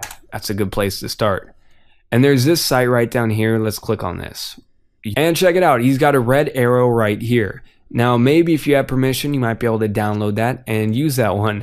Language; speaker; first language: English; native; English